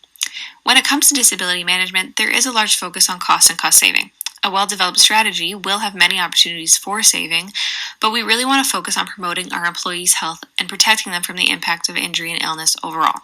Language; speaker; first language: English; native; English